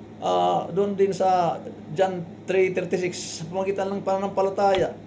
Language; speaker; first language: Filipino; non-native, local second language; Waray